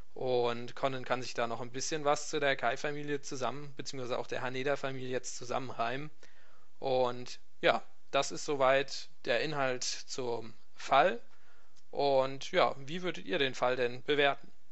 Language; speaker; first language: German; native; German